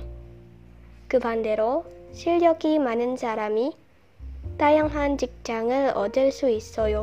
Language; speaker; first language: Korean; non-native, learner; Indonesian